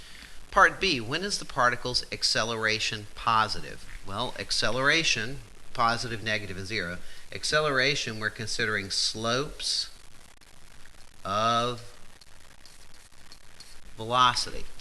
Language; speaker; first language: English; native; English